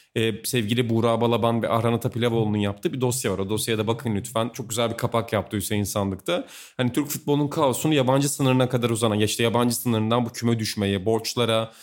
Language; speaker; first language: Turkish; native; Turkish